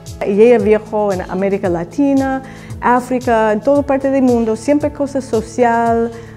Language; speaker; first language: Spanish; non-native, learner; English